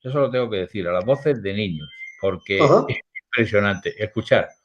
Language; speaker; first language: Spanish; native; Spanish